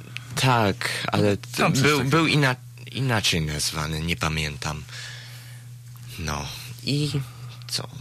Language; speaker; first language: Polish; early bilingual, heritage; Polish